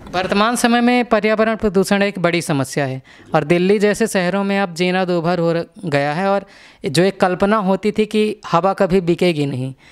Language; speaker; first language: Hindi; native; Hindi